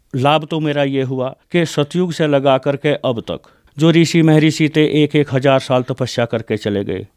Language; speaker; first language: Hindi; native; Hindi